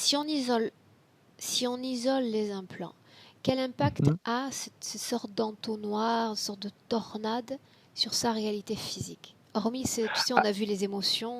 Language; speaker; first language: French; native; French